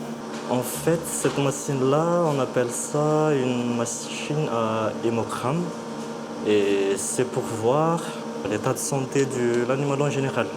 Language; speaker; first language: French; non-native, local second language; Malagasy